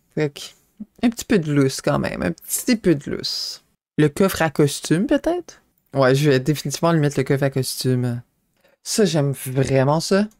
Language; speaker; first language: French; native; French